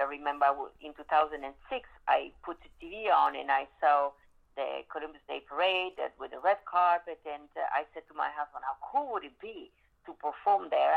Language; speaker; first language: English; non-native, fluent; Italian